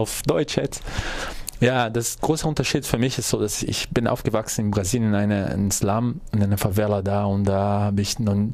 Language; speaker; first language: German; non-native, fluent; Portuguese